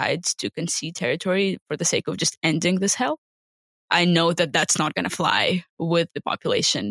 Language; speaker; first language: English; non-native, fluent; Ukrainian